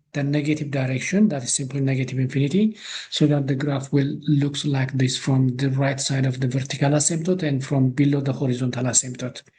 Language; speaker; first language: English; non-native, local second language; Amharic